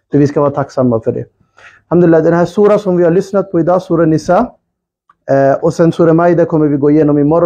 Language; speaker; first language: Swedish; early bilingual, other home language; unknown